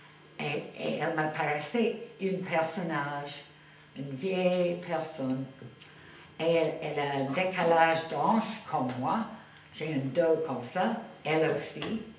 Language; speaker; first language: French; non-native, fluent; English